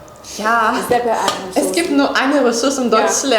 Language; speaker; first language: German; non-native, learner; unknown